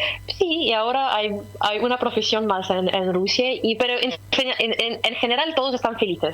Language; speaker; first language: Spanish; non-native, fluent; Russian